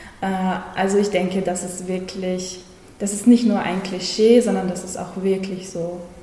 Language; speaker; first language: German; early bilingual, other home language; Russian